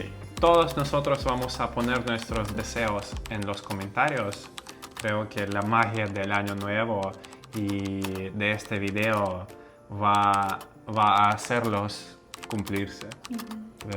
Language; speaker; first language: Spanish; non-native, fluent; Russian